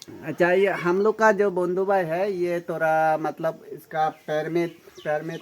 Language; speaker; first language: Hindi; non-native, local second language; Mizo